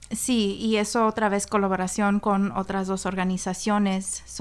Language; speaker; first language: Spanish; early bilingual, heritage; Spanish